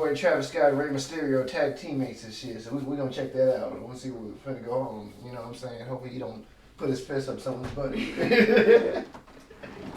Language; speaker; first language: English; native; English